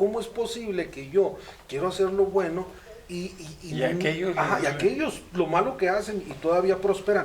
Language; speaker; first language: Spanish; native; Spanish